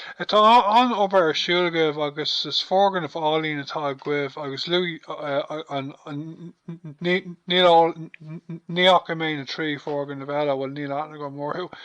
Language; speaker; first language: Irish; non-native, local second language; English